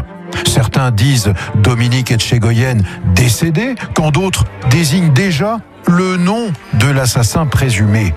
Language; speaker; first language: French; native; French